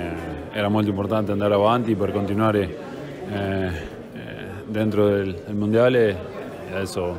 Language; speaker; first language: Italian; non-native, fluent; Spanish